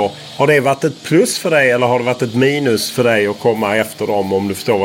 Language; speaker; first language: Swedish; native; Swedish